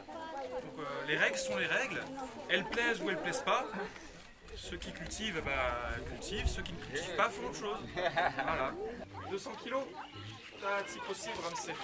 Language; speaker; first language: French; native; French